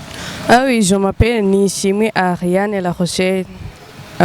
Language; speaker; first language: French; non-native, local second language; Rundi